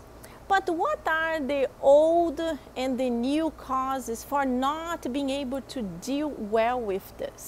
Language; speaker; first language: English; non-native, fluent; Portuguese